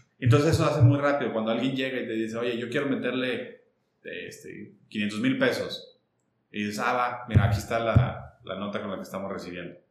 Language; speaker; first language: Spanish; native; Spanish